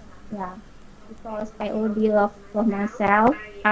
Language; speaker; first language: English; non-native, learner; Indonesian